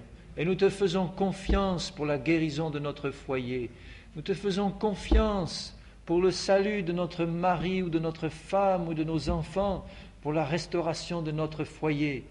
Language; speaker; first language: French; native; French